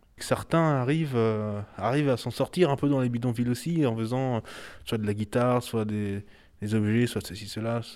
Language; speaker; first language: French; early bilingual, other home language; Haitian Creole